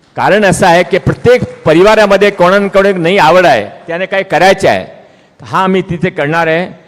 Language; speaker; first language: Marathi; non-native, local second language; Hindi